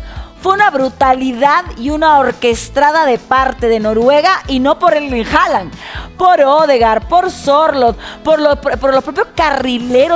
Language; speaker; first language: Spanish; native; Spanish